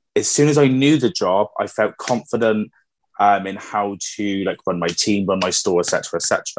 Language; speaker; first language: English; native; English